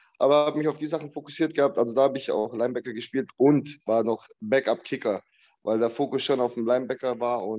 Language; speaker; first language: German; early bilingual, other home language; Bosnian